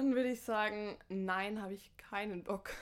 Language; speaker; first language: German; native; German